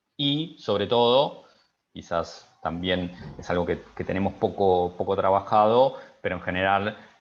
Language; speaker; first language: Spanish; native; Spanish